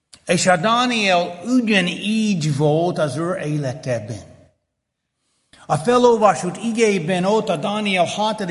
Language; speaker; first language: Hungarian; early bilingual, heritage; Hungarian